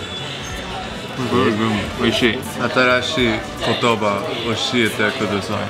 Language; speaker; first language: Japanese; non-native, learner; English